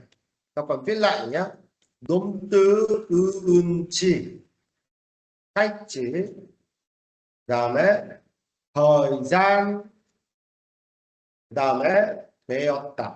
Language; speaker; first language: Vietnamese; non-native, fluent; Korean